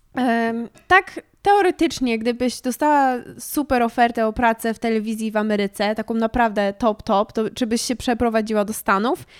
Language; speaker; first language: Polish; early bilingual, heritage; Polish